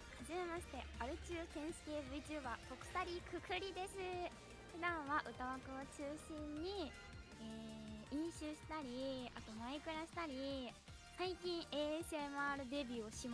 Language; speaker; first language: Japanese; non-native, fluent; Chinese